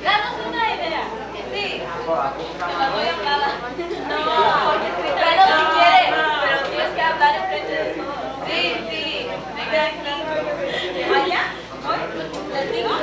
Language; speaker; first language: Spanish; early bilingual, other home language; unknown